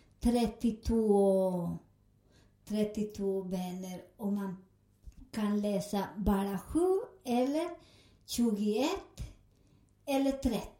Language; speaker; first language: Swedish; non-native, learner; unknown